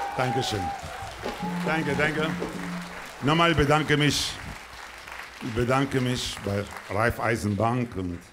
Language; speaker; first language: German; non-native, fluent; Spanish